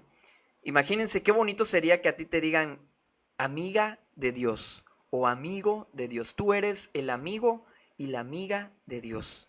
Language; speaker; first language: Spanish; native; Spanish